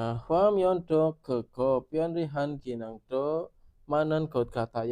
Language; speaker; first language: Korean; non-native, fluent; Indonesian